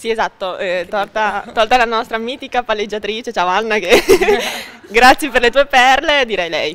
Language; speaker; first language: Italian; native; Italian